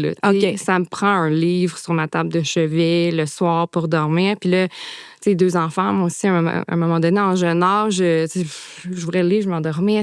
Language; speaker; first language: French; native; French